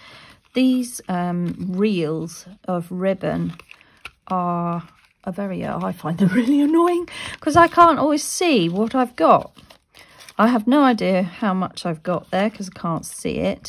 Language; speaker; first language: English; native; English